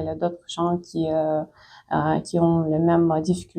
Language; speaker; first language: French; non-native, fluent; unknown